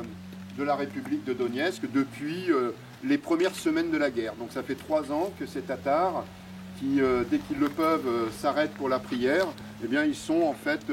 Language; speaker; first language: French; native; French